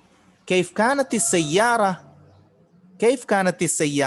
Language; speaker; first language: Arabic; non-native, fluent; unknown